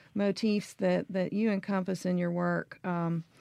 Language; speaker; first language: English; native; English